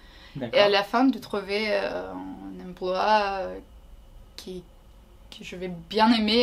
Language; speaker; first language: French; non-native, learner; Ukrainian